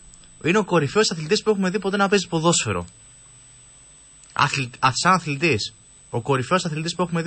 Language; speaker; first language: Greek; native; Greek